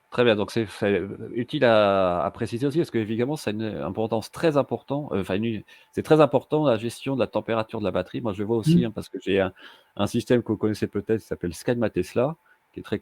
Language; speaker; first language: French; native; French